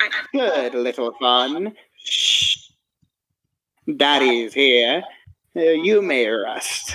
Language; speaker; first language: English; native; English